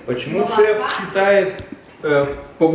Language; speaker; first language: Russian; native; Russian